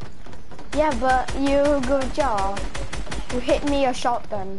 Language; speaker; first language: English; non-native, learner; Portuguese